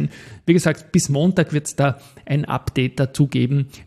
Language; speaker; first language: German; native; German